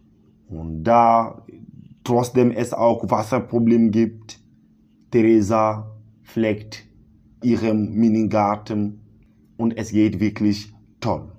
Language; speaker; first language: German; non-native, learner; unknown